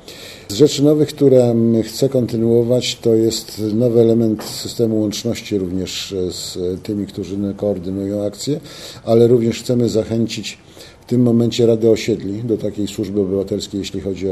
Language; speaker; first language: Polish; native; Polish